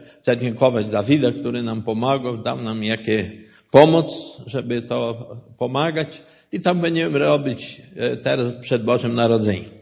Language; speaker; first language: Polish; non-native, learner; Portuguese